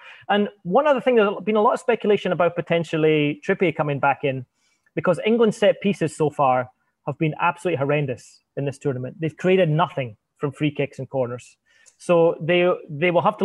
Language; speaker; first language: English; native; English